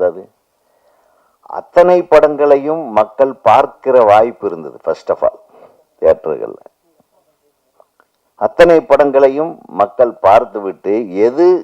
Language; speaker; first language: Tamil; native; Tamil